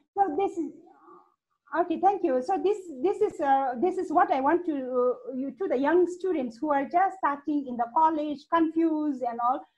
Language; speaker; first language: English; non-native, fluent; Hindi